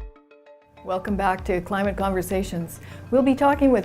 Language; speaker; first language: English; native; English